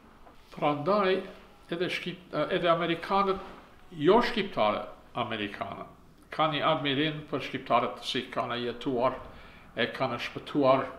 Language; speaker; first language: Albanian; early bilingual, heritage; Albanian